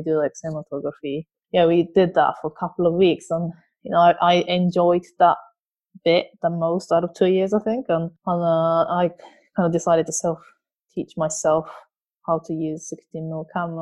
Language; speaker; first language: English; non-native, fluent; Japanese